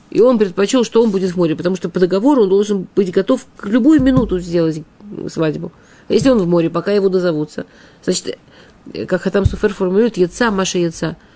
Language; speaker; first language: Russian; early bilingual, heritage; Russian